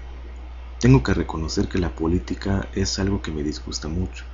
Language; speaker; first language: Spanish; native; Spanish